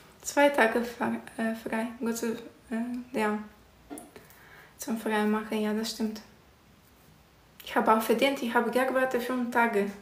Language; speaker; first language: German; non-native, learner; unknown